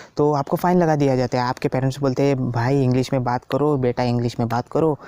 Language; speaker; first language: Hindi; non-native, local second language; Konkani